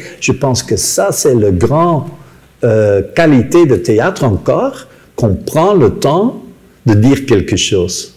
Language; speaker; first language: French; non-native, local second language; Dutch